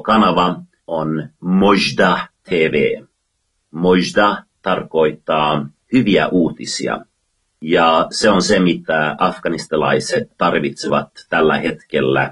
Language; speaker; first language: Finnish; non-native, fluent; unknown